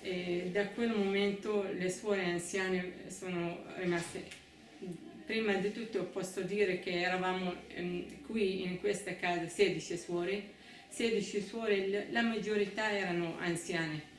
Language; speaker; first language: Italian; non-native, fluent; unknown